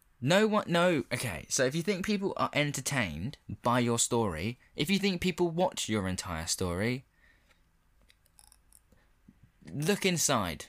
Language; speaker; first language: English; native; English